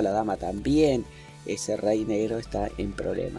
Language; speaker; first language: Spanish; native; Spanish